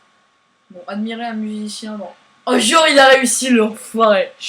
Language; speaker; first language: French; native; French